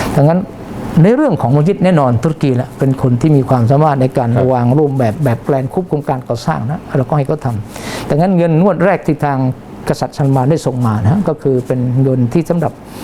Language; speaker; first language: Thai; non-native, local second language; Malay